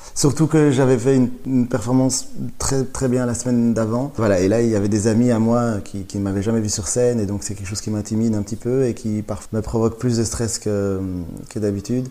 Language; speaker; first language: French; native; French